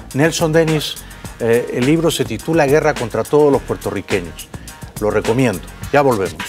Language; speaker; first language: Spanish; native; Spanish